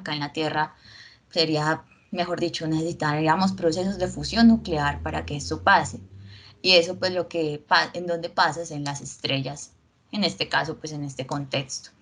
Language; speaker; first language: Spanish; native; Spanish